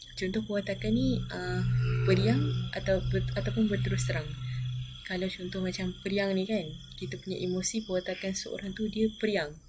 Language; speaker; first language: Malay; native; Malay